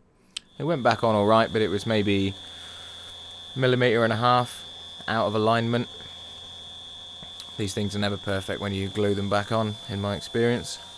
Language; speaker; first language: English; native; English